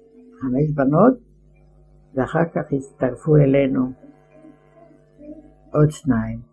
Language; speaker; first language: Hebrew; non-native, fluent; Ladino